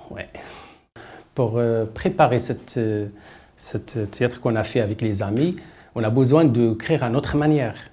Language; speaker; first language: French; non-native, learner; Arabic